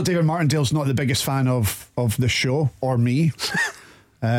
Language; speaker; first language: English; native; English